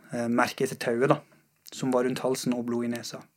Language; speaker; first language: Norwegian; non-native, fluent; Persian